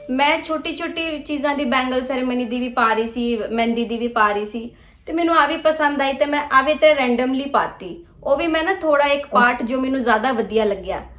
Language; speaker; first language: Punjabi; early bilingual, heritage; Punjabi